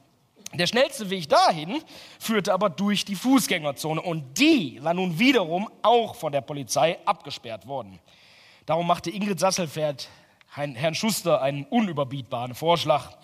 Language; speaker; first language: German; native; German